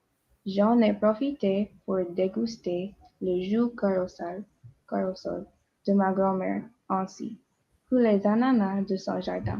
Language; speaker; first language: French; non-native, learner; English